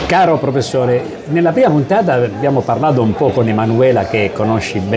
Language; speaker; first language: Italian; native; Italian